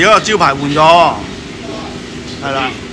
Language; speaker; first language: Cantonese; native; Cantonese